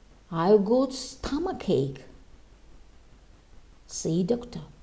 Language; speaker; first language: English; non-native, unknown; Russian